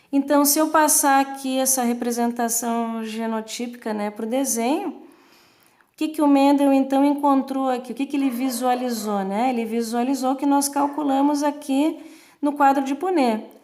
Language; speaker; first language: Portuguese; native; Portuguese